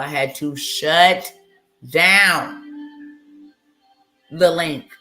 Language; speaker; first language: English; native; English